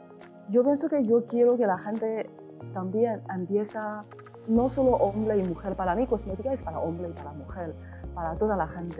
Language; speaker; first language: Spanish; non-native, learner; Chinese